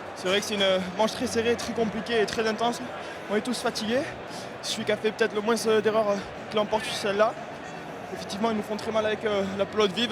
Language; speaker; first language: French; native; French